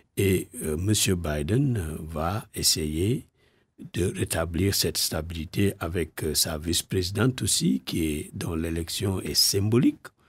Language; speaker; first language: French; non-native, local second language; Wolof